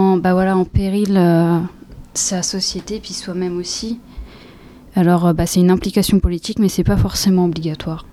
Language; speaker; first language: French; native; French